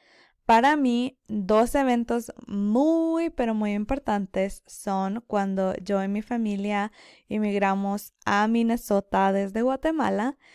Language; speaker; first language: Spanish; early bilingual, other home language; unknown